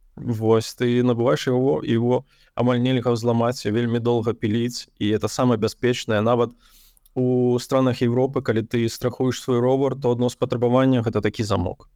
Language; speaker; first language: Belarusian; non-native, local second language; Russian